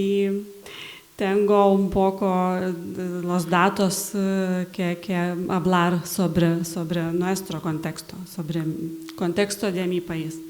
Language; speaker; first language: Spanish; non-native, learner; Lithuanian